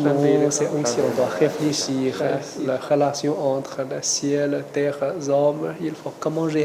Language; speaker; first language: French; non-native, fluent; Chinese